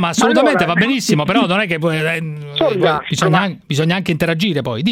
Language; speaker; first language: Italian; native; Italian